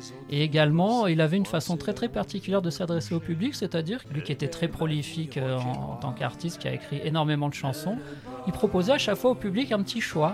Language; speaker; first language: French; native; French